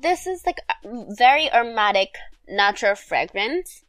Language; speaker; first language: English; non-native, fluent; Japanese